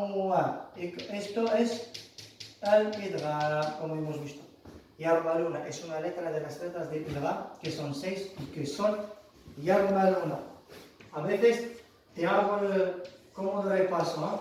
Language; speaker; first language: Spanish; non-native, fluent; Arabic